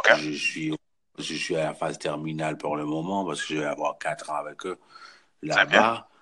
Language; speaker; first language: French; non-native, local second language; Haitian Creole